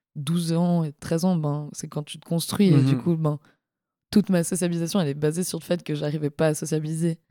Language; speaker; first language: French; native; French